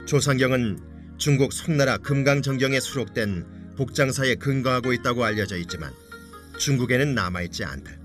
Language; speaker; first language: Korean; native; Korean